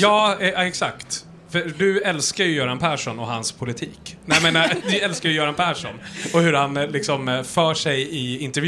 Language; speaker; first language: Swedish; native; Swedish